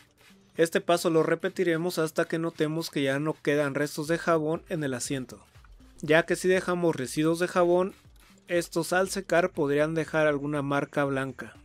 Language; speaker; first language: Spanish; native; Spanish